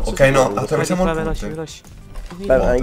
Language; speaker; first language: Italian; native; Italian